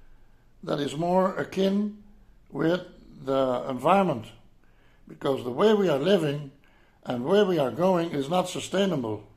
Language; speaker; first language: English; non-native, fluent; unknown